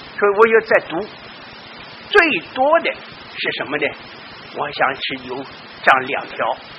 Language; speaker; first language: Chinese; native; Chinese